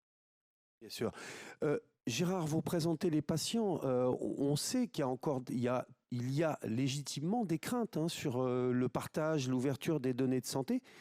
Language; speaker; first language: French; native; French